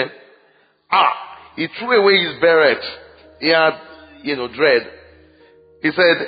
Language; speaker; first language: English; non-native, local second language; Yoruba